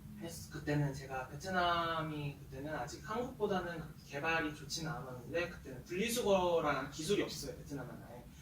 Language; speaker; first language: Korean; early bilingual, other home language; Vietnamese